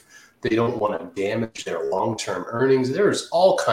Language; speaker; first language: English; native; English